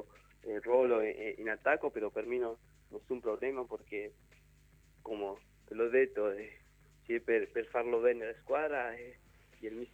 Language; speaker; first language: Italian; non-native, learner; Spanish